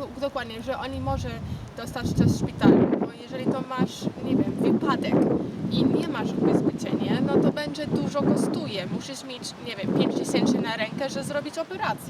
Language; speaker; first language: Polish; non-native, learner; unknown